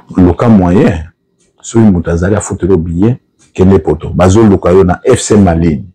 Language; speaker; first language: Lingala; non-native, local second language; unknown